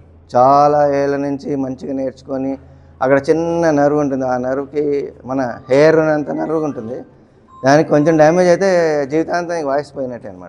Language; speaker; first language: Telugu; native; Telugu